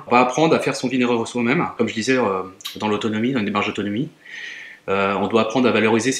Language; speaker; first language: French; native; French